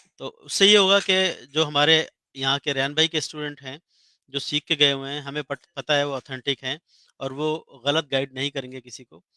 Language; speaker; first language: Urdu; native; Urdu